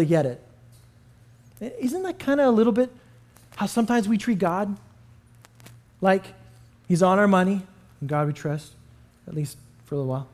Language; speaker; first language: English; native; English